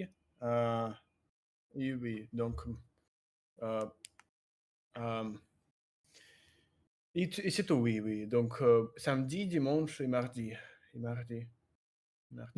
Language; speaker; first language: French; non-native, learner; Russian